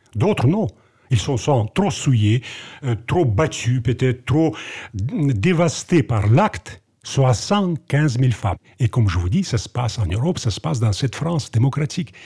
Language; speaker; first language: French; non-native, fluent; Russian